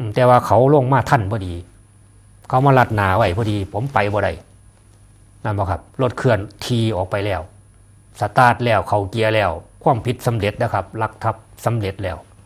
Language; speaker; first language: Thai; native; Thai